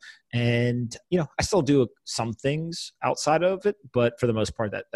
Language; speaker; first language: English; native; English